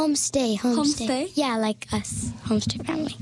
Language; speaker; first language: English; non-native, fluent; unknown